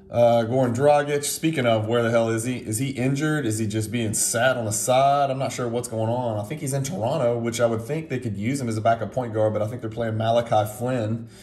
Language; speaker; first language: English; native; English